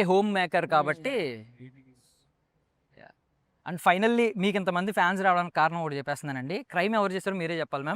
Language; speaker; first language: Telugu; native; Telugu